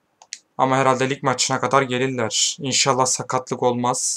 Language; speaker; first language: Turkish; native; Turkish